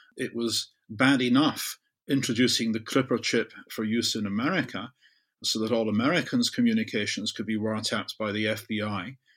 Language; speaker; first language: English; native; English